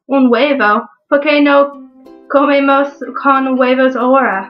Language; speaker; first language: Spanish; non-native, learner; English